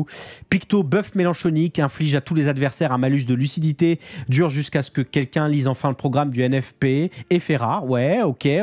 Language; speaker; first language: French; native; French